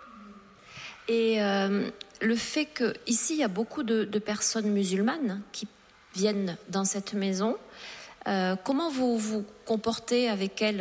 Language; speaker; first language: French; native; French